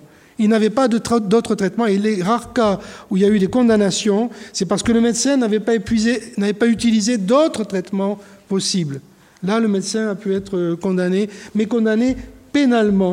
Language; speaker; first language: French; native; French